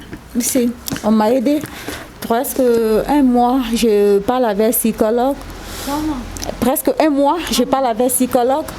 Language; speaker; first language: French; non-native, local second language; Susu